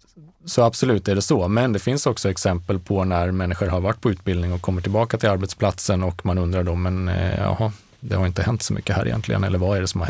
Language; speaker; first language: Swedish; native; Swedish